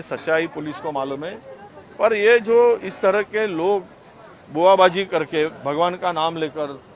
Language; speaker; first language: Hindi; non-native, local second language; Marathi